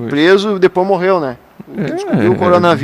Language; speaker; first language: Portuguese; native; Portuguese